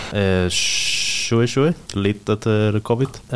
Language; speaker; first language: Norwegian; non-native, learner; Spanish